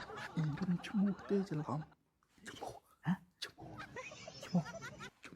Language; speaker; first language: Korean; non-native, learner; Khmer